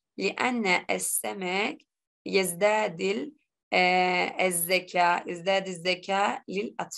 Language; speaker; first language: Arabic; non-native, learner; Turkish